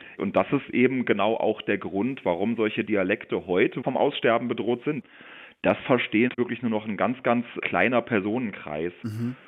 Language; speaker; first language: German; native; German